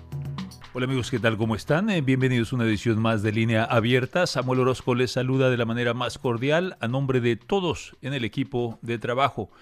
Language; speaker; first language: Spanish; native; Spanish